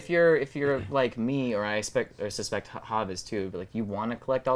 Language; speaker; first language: English; native; English